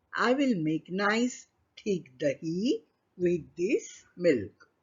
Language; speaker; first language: English; non-native, local second language; Marathi